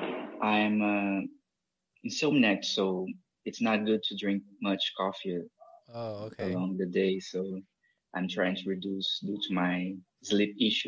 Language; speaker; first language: English; non-native, fluent; Portuguese